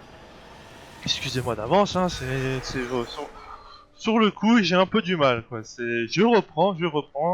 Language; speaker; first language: French; native; French